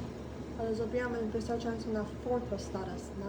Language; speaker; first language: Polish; early bilingual, heritage; Polish